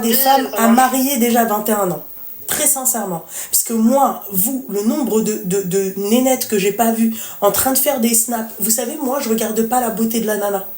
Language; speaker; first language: French; native; French